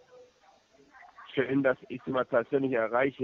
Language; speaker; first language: German; non-native, fluent; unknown